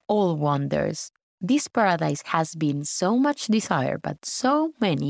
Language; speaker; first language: English; non-native, fluent; Spanish